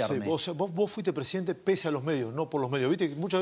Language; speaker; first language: Spanish; native; Spanish